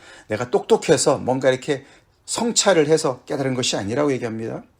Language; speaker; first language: Korean; native; Korean